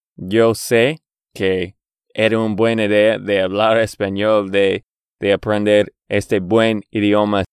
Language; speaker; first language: Spanish; non-native, fluent; English